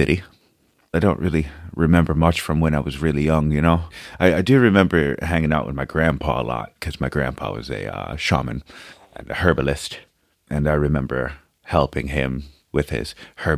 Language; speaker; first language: English; early bilingual, other home language; Portuguese